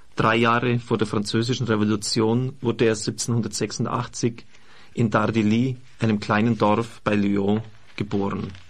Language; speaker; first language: German; native; German